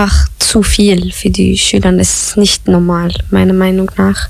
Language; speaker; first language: German; early bilingual, other home language; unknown